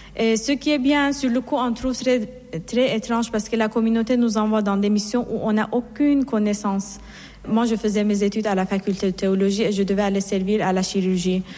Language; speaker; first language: French; non-native, fluent; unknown